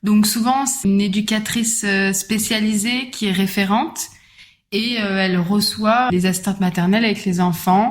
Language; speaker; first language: French; native; French